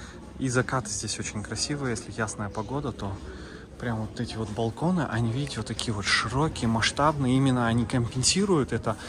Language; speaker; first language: Russian; native; Russian